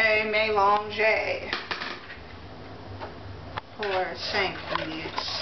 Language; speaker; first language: French; non-native, learner; English